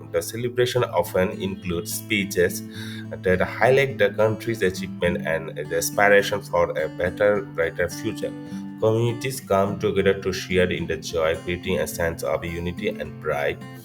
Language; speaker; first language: English; non-native, local second language; Bangla